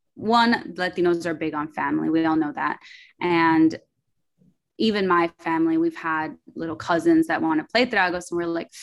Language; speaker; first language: English; early bilingual, other home language; Spanish